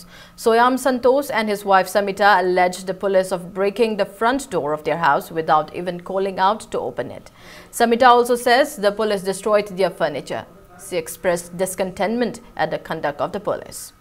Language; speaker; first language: English; non-native, local second language; Manipuri